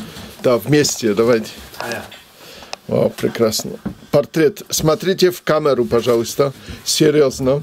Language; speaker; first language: Russian; non-native, learner; German